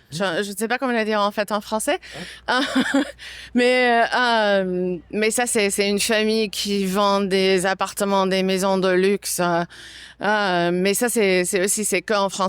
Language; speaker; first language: French; non-native, fluent; English